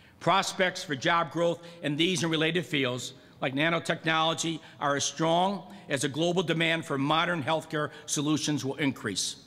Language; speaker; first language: English; native; English